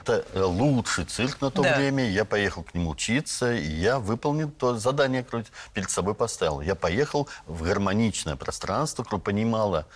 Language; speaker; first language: Russian; native; Russian